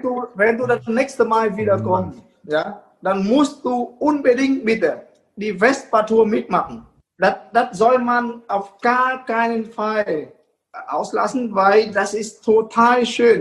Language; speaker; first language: German; non-native, fluent; Vietnamese